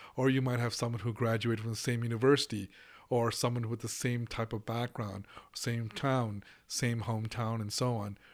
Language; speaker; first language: English; non-native, local second language; Malayalam